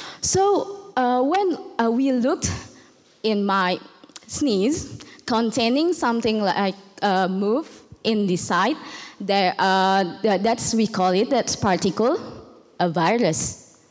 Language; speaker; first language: English; non-native, learner; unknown